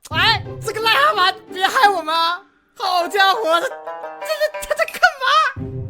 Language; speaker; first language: Chinese; native; Chinese